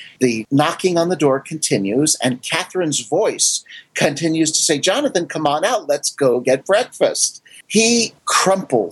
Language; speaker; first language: English; native; English